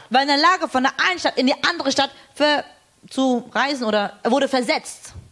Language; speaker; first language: German; non-native, fluent; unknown